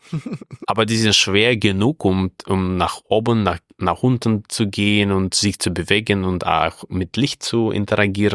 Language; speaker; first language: German; non-native, fluent; Russian